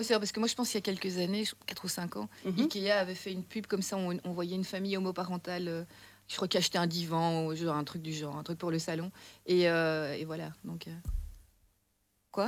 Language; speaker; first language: French; native; French